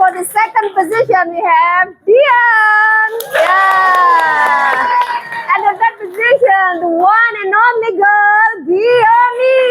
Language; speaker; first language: English; non-native, fluent; Indonesian